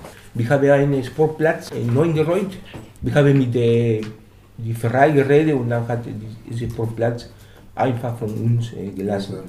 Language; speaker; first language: German; non-native, learner; Spanish